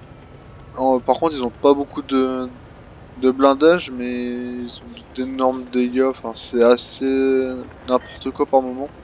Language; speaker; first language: French; native; French